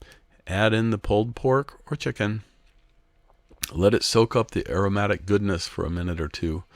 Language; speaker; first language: English; native; English